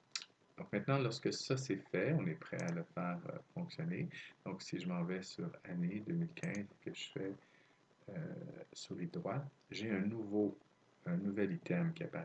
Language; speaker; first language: French; native; French